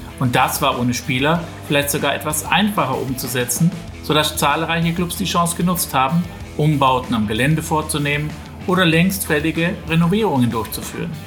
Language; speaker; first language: German; native; German